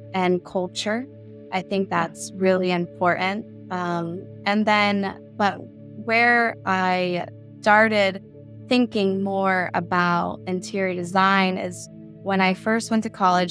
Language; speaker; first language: English; native; English